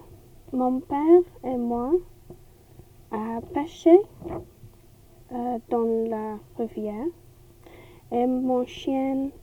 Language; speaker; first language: French; non-native, learner; English